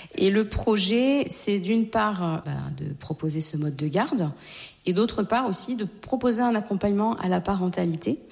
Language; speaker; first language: French; native; French